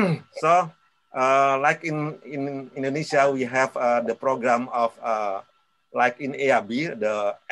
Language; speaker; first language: English; non-native, learner; Indonesian